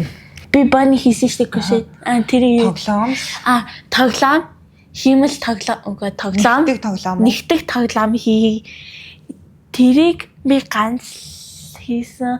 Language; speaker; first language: Mongolian; early bilingual, heritage; Mongolian